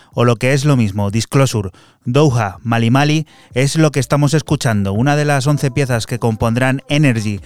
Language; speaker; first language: Spanish; native; Spanish